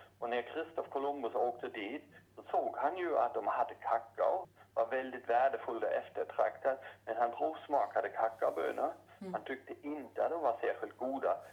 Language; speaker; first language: Swedish; non-native, fluent; German